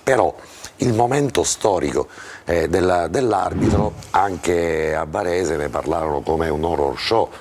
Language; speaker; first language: Italian; native; Italian